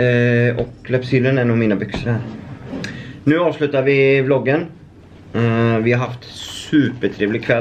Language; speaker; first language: Swedish; native; Swedish